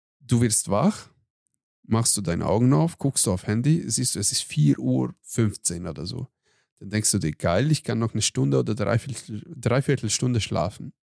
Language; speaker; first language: German; non-native, fluent; Hungarian